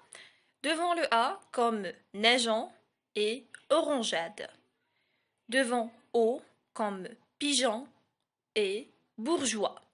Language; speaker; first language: French; non-native, local second language; Arabic